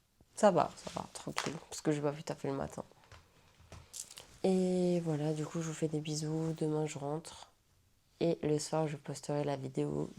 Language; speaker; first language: French; native; French